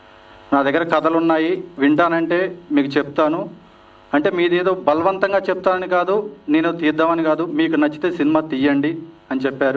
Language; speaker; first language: Telugu; native; Telugu